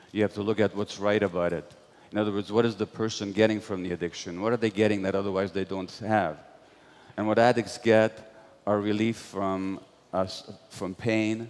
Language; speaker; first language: English; non-native, fluent; Hungarian